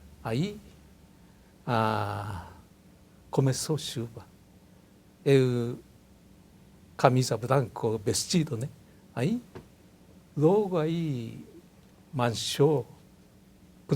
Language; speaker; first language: Portuguese; non-native, learner; Japanese